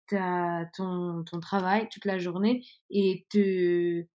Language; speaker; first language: French; native; French